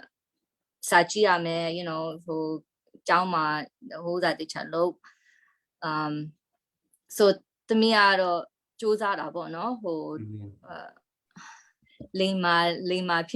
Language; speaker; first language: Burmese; non-native, local second language; Hakha Chin